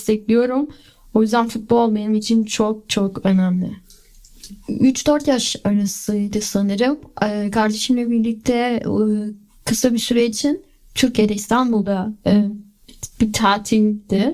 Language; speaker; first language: Turkish; early bilingual, heritage; Turkish